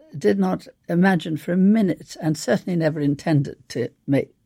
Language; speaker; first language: English; native; English